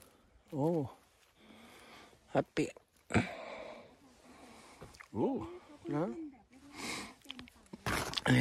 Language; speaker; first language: English; non-native, learner; Swedish